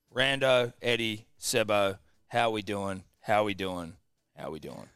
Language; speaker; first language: English; native; English